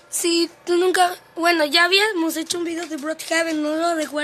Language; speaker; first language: Spanish; native; Spanish